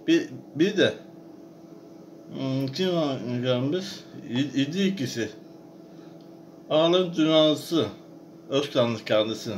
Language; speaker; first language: Turkish; non-native, learner; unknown